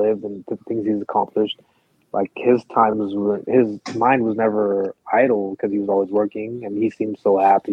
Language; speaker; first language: English; early bilingual, other home language; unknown